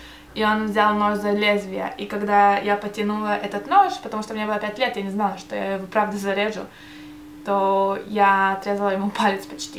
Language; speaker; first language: Russian; early bilingual, heritage; Russian